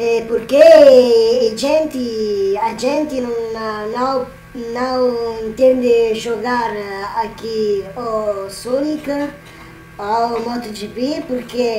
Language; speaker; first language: Portuguese; non-native, learner; Italian